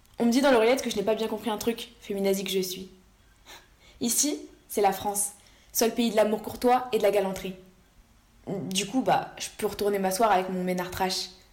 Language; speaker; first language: French; native; French